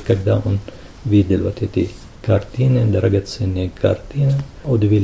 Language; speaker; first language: Russian; non-native, fluent; Arabic